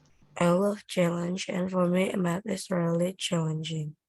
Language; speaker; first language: English; non-native, learner; Indonesian